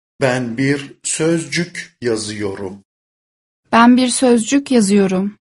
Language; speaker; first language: Turkish; non-native, fluent; Persian